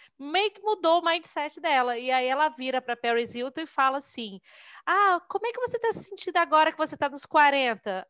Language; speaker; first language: Portuguese; native; Portuguese